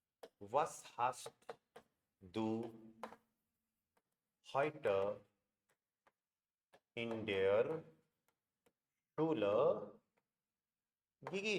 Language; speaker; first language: German; non-native, fluent; Hindi